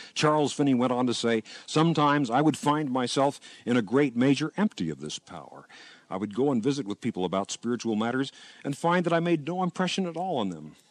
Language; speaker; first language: English; native; English